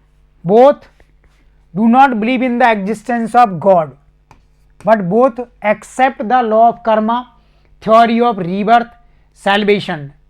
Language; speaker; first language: English; non-native, local second language; Hindi